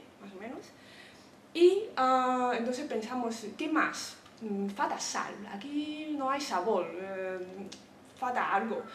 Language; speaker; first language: Spanish; non-native, fluent; Chinese